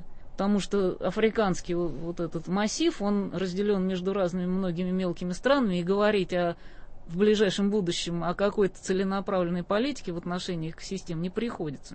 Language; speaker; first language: Russian; native; Russian